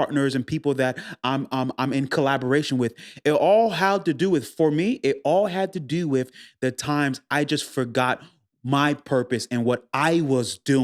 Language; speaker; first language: English; native; English